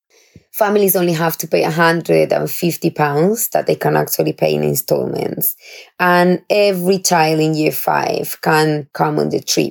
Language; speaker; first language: English; non-native, fluent; Spanish